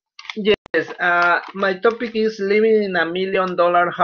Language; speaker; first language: English; non-native, learner; Spanish